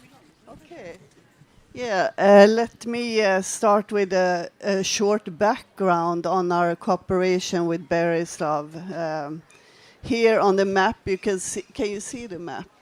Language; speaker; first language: English; non-native, fluent; Swedish